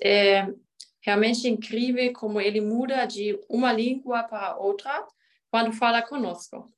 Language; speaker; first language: Portuguese; non-native, learner; German